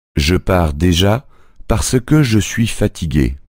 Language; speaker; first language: French; native; French